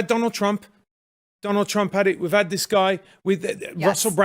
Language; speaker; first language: English; native; English